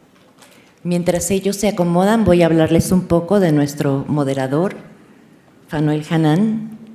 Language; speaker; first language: Spanish; native; Spanish